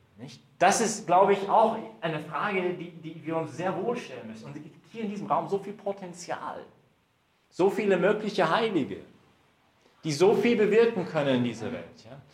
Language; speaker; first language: German; early bilingual, heritage; German